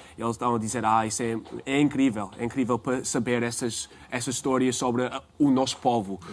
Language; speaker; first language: Portuguese; non-native, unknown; English